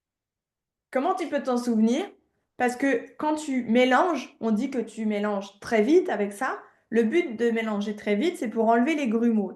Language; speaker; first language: French; native; French